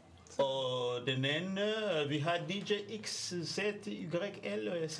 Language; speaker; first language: Danish; non-native, fluent; French